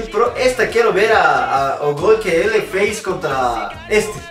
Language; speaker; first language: Portuguese; non-native, learner; Spanish